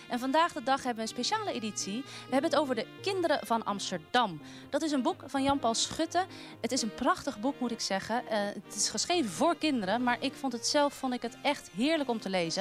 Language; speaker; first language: Dutch; native; Dutch